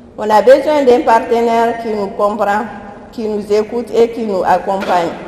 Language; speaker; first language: French; non-native, local second language; Soninke